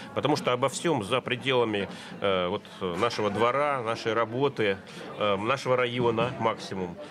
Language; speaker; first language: Russian; native; Russian